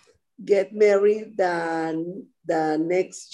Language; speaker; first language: English; non-native, learner; Spanish